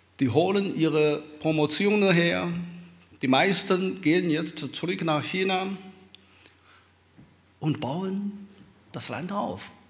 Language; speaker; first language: German; non-native, fluent; Chinese